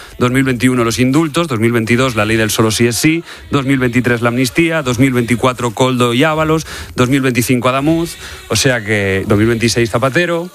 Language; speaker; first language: Spanish; native; Spanish